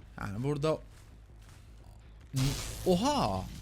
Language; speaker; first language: Turkish; native; Turkish